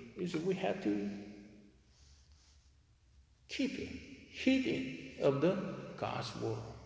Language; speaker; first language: English; non-native, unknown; Korean